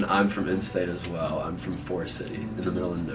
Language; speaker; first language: English; native; English